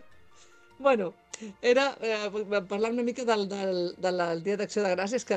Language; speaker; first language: Catalan; native; Catalan